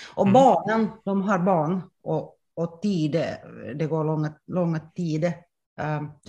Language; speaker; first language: Swedish; non-native, local second language; Finnish